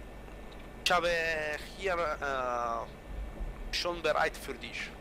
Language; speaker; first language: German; non-native, learner; Italian